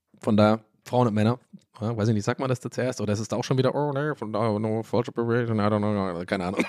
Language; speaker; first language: German; native; German